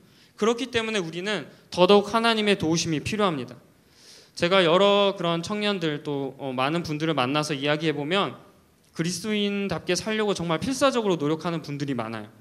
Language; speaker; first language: Korean; native; Korean